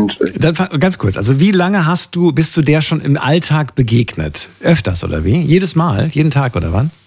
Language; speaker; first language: German; native; German